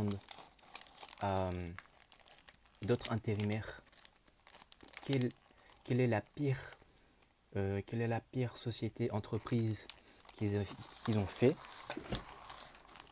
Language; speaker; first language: French; native; French